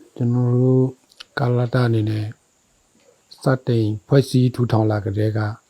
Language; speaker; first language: Burmese; non-native, local second language; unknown